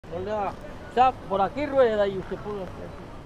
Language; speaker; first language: Spanish; native; Spanish